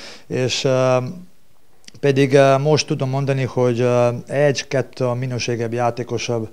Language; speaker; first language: Hungarian; non-native, learner; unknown